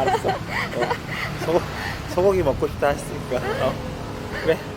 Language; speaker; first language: Korean; native; Korean